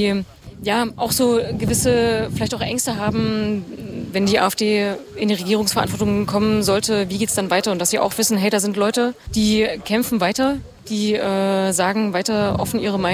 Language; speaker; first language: German; native; German